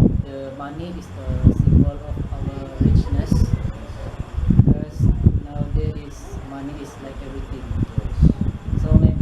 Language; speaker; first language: English; non-native, learner; Malay